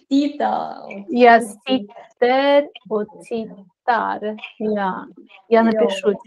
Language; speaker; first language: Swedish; non-native, fluent; Russian